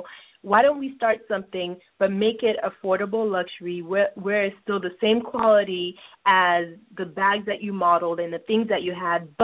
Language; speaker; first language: English; non-native, local second language; Yoruba